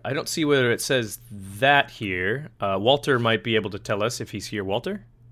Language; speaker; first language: English; native; English